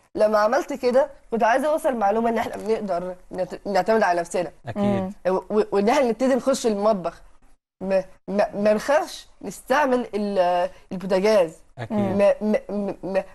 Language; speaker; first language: Arabic; native; Arabic